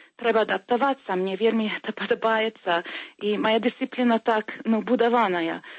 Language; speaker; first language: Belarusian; early bilingual, heritage; Belarusian